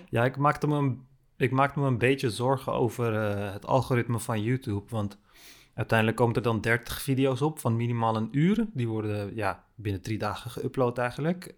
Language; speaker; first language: Dutch; early bilingual, other home language; Turkish